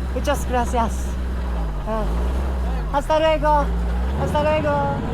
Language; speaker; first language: Spanish; non-native, learner; Japanese